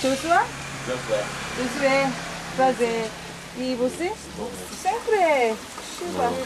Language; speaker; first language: Portuguese; non-native, learner; Korean